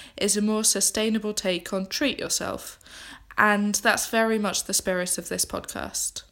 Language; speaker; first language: English; native; English